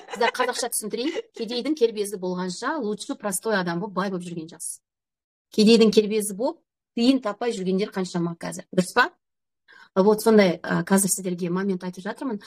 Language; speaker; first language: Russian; non-native, local second language; Kazakh